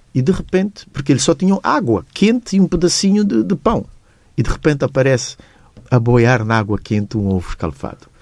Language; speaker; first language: Portuguese; non-native, local second language; Kabuverdianu